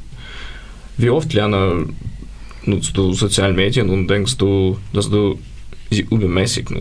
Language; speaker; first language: German; non-native, fluent; Ukrainian